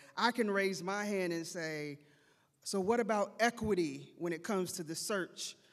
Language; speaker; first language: English; native; English